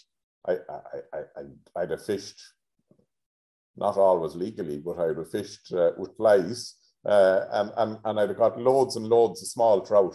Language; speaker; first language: English; native; English